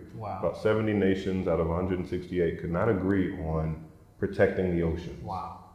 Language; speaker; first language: English; native; English